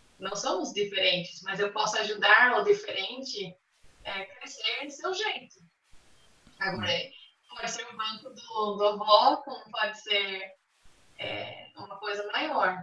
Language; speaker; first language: Portuguese; non-native, fluent; English